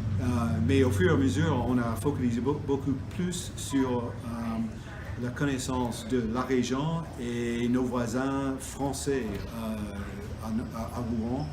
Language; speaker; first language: French; non-native, fluent; English